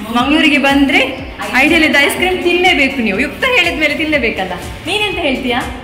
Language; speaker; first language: Kannada; non-native, local second language; Tulu